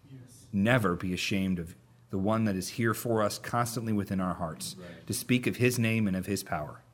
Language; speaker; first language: English; native; English